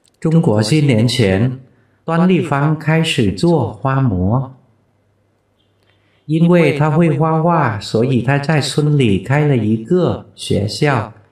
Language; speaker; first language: Chinese; non-native, fluent; Vietnamese